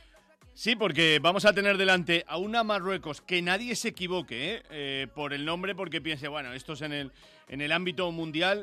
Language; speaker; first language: Spanish; native; Spanish